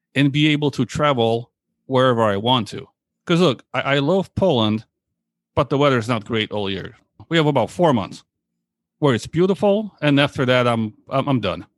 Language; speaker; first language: English; early bilingual, other home language; Polish